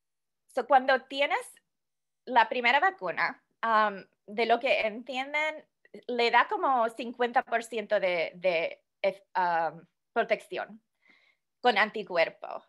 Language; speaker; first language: Spanish; non-native, fluent; English